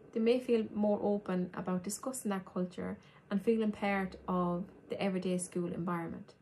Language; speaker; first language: English; native; English